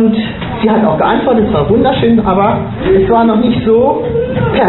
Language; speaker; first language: German; native; German